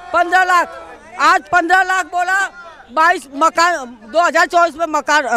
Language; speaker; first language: Hindi; non-native, local second language; Gujarati